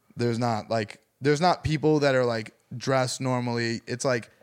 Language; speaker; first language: English; native; English